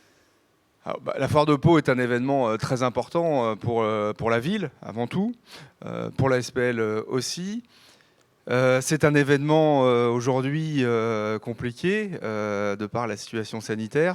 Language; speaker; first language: French; native; French